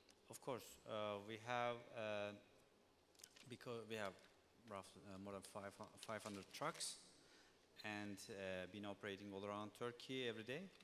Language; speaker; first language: English; non-native, fluent; Turkish